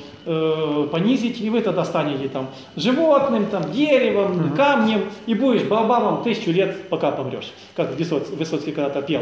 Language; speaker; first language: Russian; native; Russian